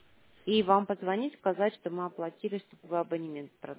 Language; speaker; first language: Russian; native; Russian